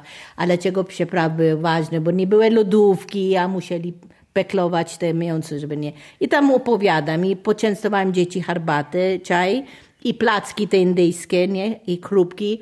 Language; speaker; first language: Polish; non-native, fluent; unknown